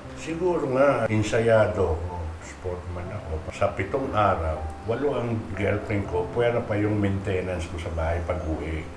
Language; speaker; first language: Filipino; native; Filipino